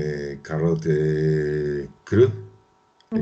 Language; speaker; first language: French; non-native, learner; Spanish